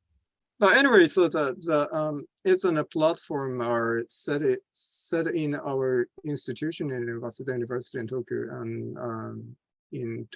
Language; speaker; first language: English; non-native, fluent; Japanese